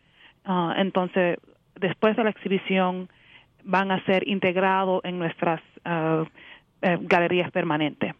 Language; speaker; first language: Spanish; early bilingual, heritage; Spanish